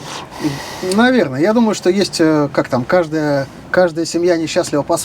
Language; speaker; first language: Russian; native; Russian